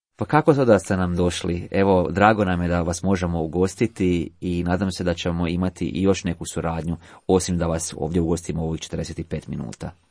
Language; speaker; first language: Croatian; native; Croatian